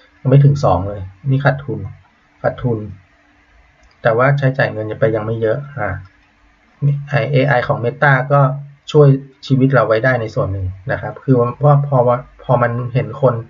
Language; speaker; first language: Thai; native; Thai